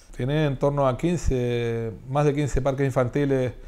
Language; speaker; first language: Spanish; native; Spanish